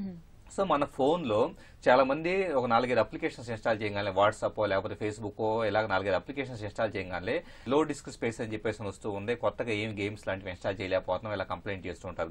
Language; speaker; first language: Telugu; native; Telugu